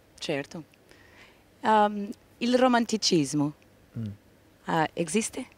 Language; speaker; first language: Italian; non-native, learner; Portuguese